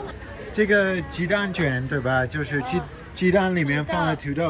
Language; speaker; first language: Chinese; non-native, fluent; English